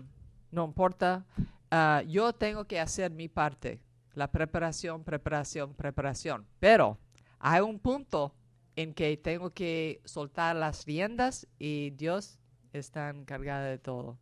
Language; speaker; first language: Spanish; non-native, fluent; English